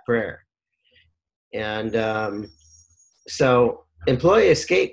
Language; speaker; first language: English; native; English